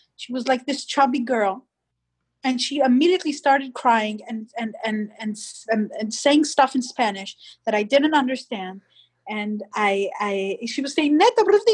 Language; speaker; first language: English; early bilingual, other home language; Hebrew